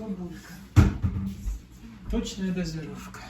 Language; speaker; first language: Russian; native; Russian